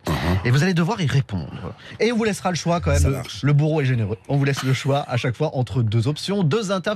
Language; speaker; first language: French; native; French